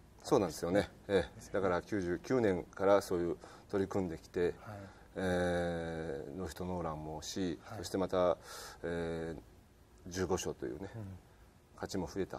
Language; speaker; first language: Japanese; native; Japanese